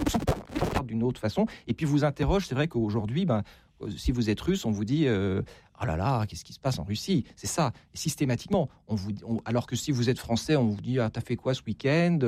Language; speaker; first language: French; native; French